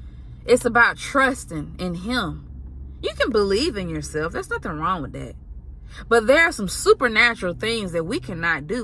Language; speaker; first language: English; native; English